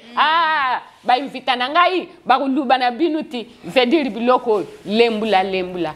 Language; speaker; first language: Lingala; non-native, local second language; Kituba (Democratic Republic of Congo)